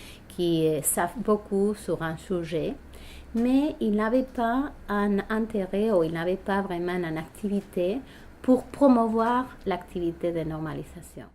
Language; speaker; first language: French; non-native, fluent; Spanish